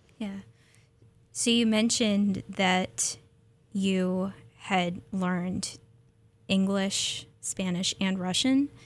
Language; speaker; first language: English; native; English